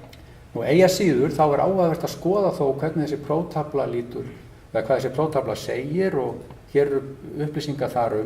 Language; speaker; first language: Icelandic; native; Icelandic